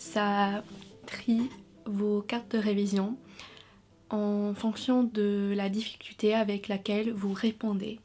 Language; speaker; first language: French; non-native, fluent; English